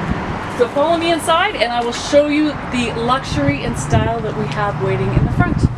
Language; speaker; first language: English; native; English